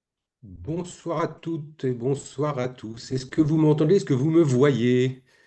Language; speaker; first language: French; native; French